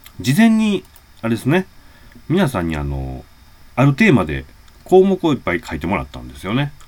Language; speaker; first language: Japanese; native; Japanese